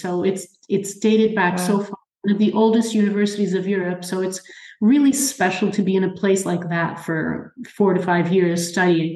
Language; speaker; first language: English; native; English